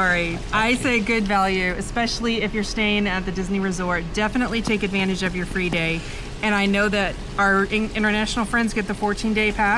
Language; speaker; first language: English; native; English